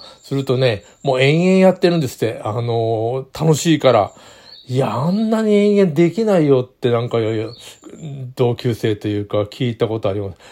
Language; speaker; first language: Japanese; native; Japanese